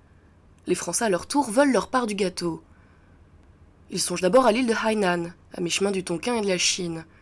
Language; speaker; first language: French; native; French